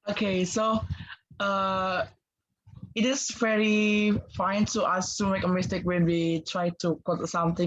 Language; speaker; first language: English; non-native, learner; Indonesian